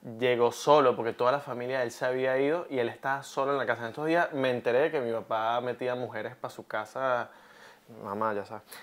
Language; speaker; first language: Spanish; native; Spanish